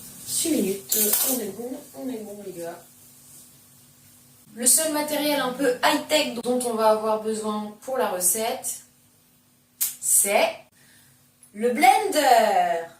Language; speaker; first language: French; native; French